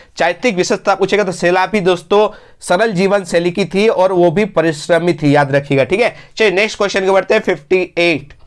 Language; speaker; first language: Hindi; non-native, local second language; Bangla